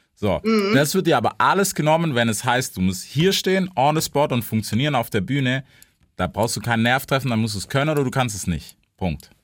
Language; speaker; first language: German; non-native, fluent; English